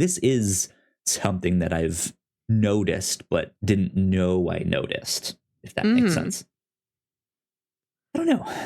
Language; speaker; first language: English; native; English